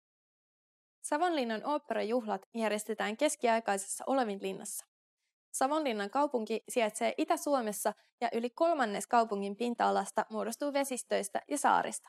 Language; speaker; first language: Finnish; native; Finnish